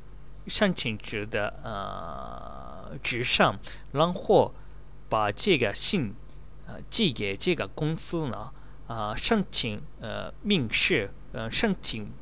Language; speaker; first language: Chinese; non-native, learner; Japanese